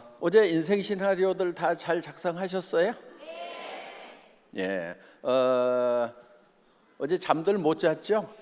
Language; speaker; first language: Korean; native; Korean